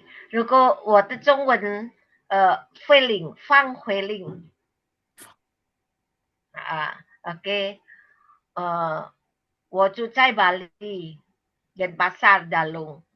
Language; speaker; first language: Chinese; non-native, learner; Indonesian